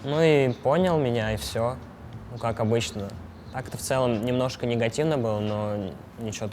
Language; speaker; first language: Russian; native; Russian